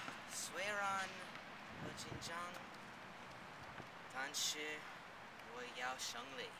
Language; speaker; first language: Chinese; non-native, learner; English